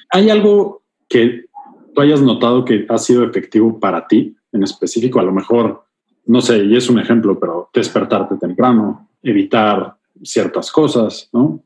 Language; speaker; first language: Spanish; native; Spanish